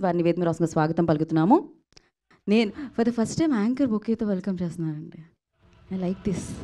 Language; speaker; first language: Telugu; native; Telugu